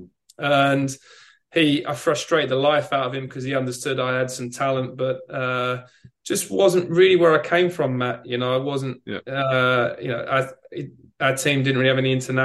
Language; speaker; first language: English; native; English